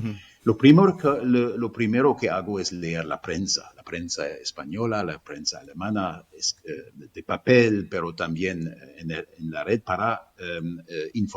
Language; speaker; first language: Spanish; non-native, fluent; German